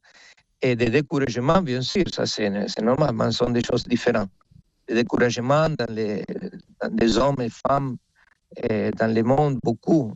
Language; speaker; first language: French; non-native, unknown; Spanish